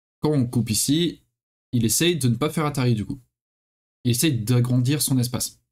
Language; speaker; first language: French; native; French